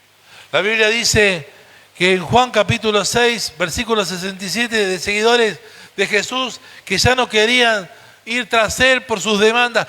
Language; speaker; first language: Spanish; native; Spanish